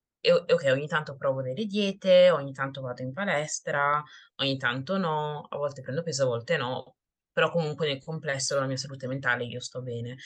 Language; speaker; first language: Italian; early bilingual, other home language; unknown